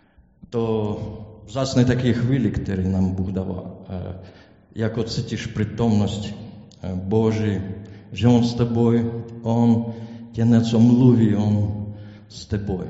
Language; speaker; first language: Czech; non-native, learner; Ukrainian